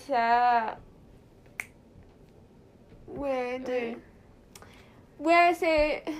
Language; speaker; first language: French; non-native, learner; English